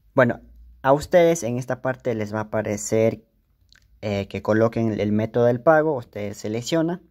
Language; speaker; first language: Spanish; native; Spanish